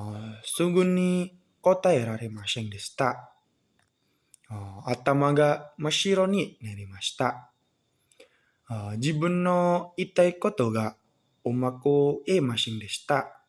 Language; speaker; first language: Japanese; non-native, learner; Indonesian